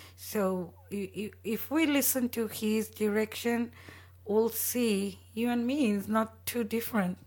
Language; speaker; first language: English; non-native, local second language; Bangla